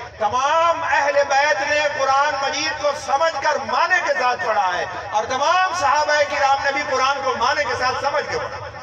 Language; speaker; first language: Urdu; non-native, local second language; Punjabi